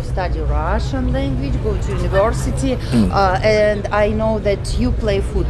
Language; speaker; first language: English; non-native, fluent; Russian